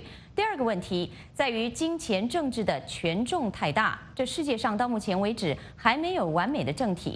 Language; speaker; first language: Chinese; native; Chinese